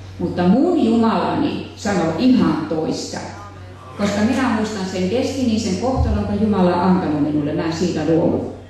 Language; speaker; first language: Finnish; native; Finnish